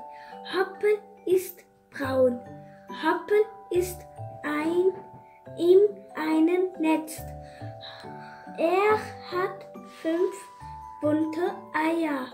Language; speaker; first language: German; early bilingual, other home language; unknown